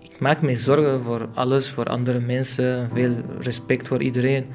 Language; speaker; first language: Dutch; non-native, learner; Arabic